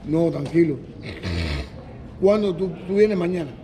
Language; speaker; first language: Spanish; native; Spanish